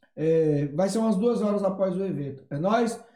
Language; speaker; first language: Portuguese; native; Portuguese